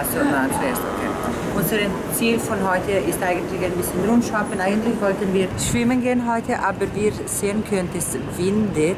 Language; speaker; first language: German; early bilingual, other home language; Spanish